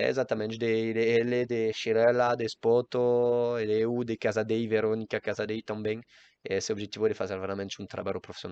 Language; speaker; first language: Portuguese; non-native, learner; French